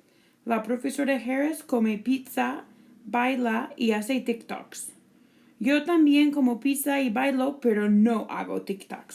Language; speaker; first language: Spanish; non-native, fluent; English